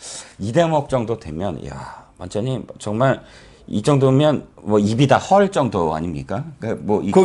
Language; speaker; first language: Korean; native; Korean